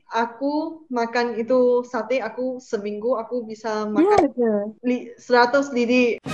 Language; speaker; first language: Indonesian; non-native, fluent; Malay